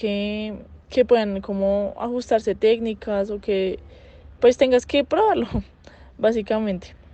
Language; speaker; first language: Spanish; native; Spanish